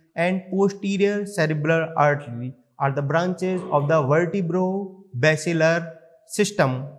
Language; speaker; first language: English; non-native, local second language; Hindi